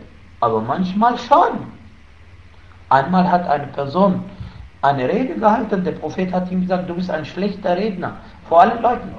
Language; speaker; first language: German; non-native, fluent; Arabic